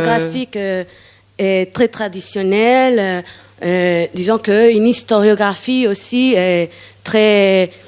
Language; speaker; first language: French; non-native, fluent; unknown